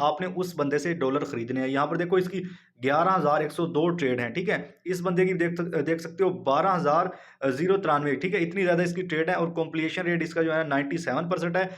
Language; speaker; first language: Urdu; non-native, local second language; Punjabi